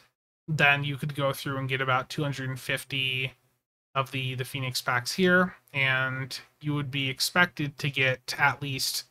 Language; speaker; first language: English; native; English